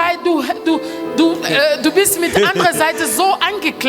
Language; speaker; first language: German; non-native, learner; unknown